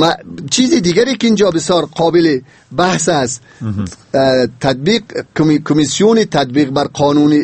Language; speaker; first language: Persian; native; Persian